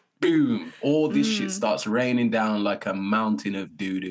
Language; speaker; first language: English; native; English